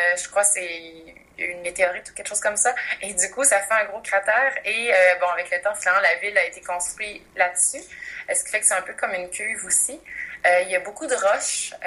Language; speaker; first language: French; native; French